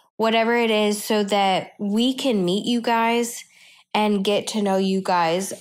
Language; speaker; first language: English; native; English